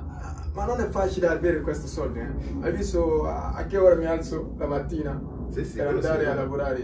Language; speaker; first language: Italian; non-native, learner; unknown